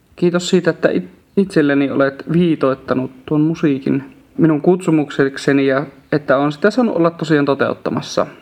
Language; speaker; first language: Finnish; native; Finnish